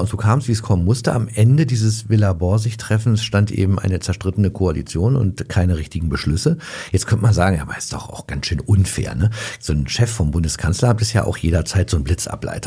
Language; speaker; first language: German; native; German